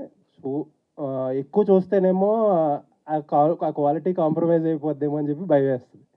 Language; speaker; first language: Telugu; native; Telugu